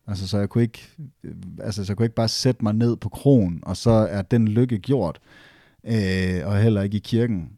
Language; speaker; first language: Danish; native; Danish